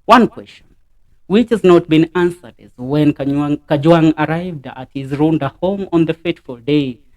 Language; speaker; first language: English; non-native, local second language; Swahili